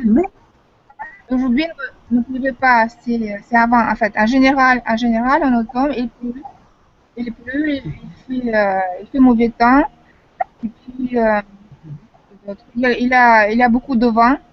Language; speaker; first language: French; non-native, fluent; Russian